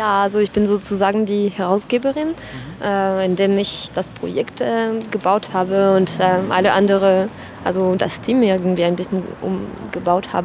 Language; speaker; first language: German; non-native, fluent; French